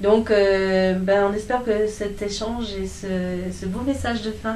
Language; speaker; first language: French; native; French